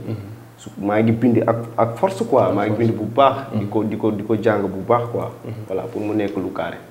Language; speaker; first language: Wolof; non-native, local second language; Serer